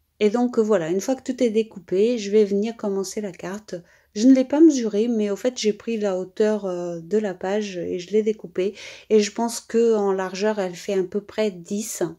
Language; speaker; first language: French; native; French